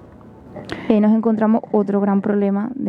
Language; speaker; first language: Spanish; native; Spanish